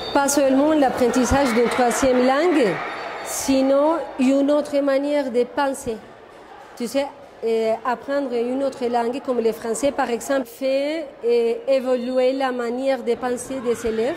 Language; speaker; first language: French; non-native, fluent; Spanish